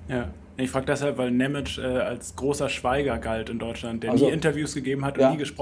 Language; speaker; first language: German; native; German